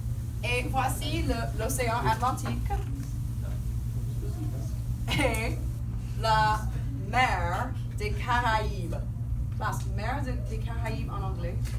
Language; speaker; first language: French; non-native, fluent; English